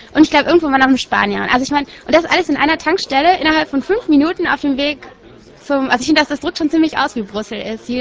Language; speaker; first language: German; native; German